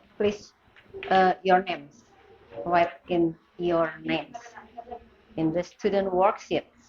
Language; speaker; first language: English; non-native, learner; Indonesian